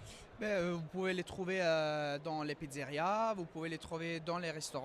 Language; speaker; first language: French; early bilingual, heritage; French